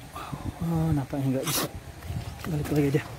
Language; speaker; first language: Indonesian; native; Indonesian